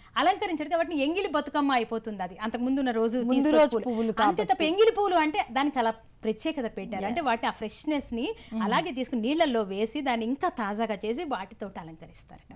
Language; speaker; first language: Telugu; native; Telugu